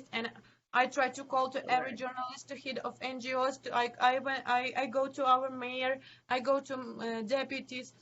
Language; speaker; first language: English; non-native, learner; Ukrainian